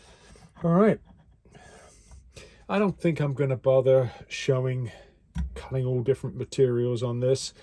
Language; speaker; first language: English; native; English